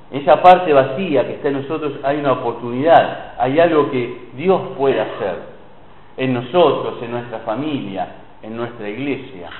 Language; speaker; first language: Spanish; native; Spanish